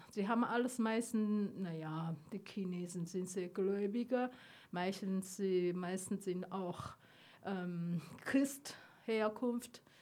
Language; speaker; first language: German; non-native, learner; Chinese